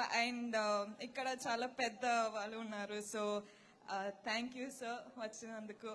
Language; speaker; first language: Telugu; non-native, learner; Kannada